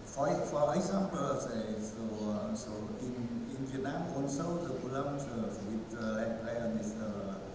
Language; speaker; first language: English; non-native, learner; Vietnamese